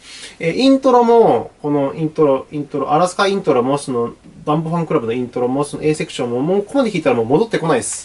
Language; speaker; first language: Japanese; native; Japanese